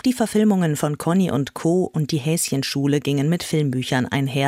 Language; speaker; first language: German; native; German